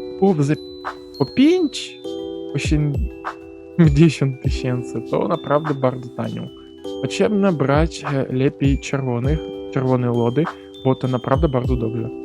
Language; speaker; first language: Polish; non-native, learner; Ukrainian